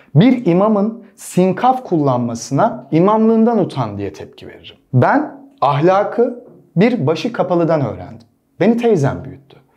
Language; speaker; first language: Turkish; native; Turkish